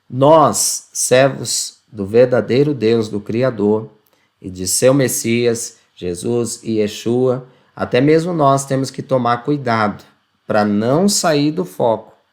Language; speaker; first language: Portuguese; native; Portuguese